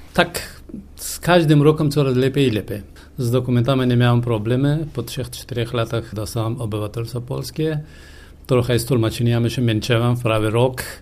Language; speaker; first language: Polish; non-native, fluent; Persian